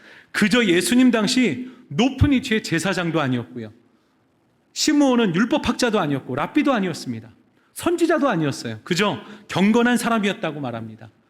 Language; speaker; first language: Korean; native; Korean